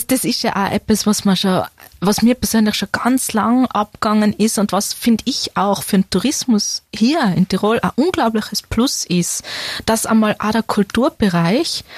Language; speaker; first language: German; native; German